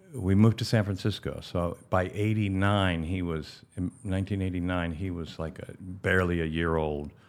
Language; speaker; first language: English; native; English